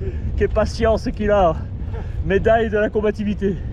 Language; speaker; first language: French; native; French